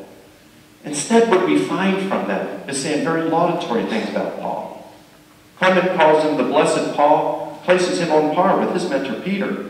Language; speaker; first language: English; native; English